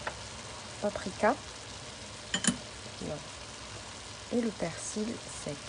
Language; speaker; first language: French; non-native, local second language; Arabic